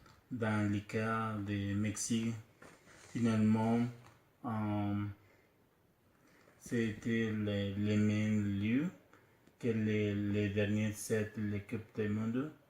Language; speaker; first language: French; non-native, learner; Spanish